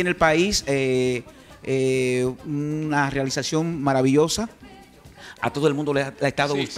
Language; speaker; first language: Spanish; native; Spanish